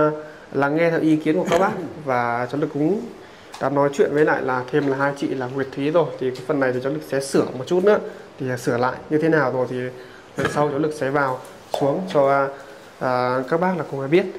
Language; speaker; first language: Vietnamese; native; Vietnamese